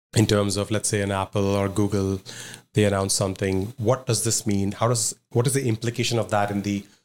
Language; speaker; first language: English; non-native, local second language; Punjabi